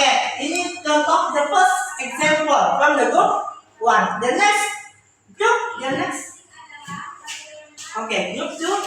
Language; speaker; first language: English; non-native, learner; Indonesian